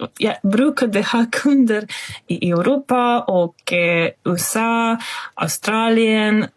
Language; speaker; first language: Swedish; non-native, fluent; Russian